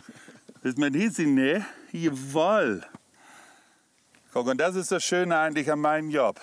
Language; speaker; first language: German; native; German